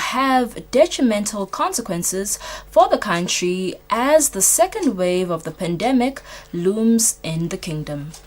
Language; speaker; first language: English; non-native, local second language; Swati